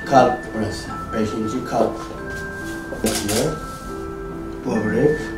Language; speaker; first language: Turkish; non-native, learner; Chinese